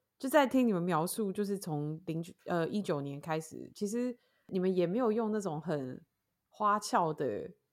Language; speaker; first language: Chinese; native; Chinese